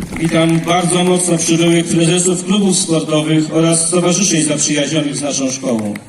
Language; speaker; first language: Polish; native; Polish